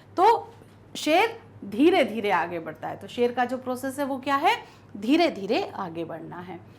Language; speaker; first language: Hindi; native; Hindi